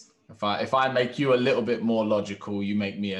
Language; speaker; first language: English; native; English